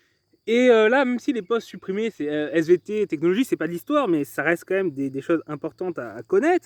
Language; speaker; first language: French; native; French